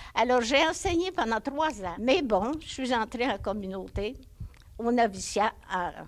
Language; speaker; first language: French; native; French